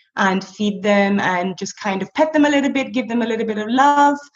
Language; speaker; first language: English; native; English